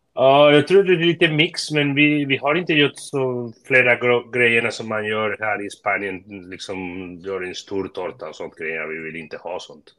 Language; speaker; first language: Swedish; early bilingual, heritage; Spanish